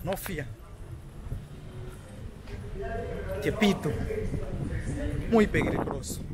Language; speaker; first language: Spanish; non-native, learner; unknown